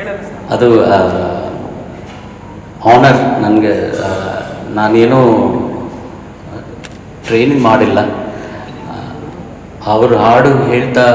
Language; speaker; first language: Kannada; non-native, learner; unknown